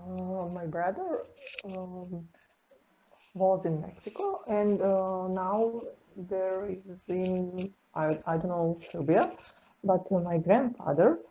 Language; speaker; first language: English; non-native, learner; Serbian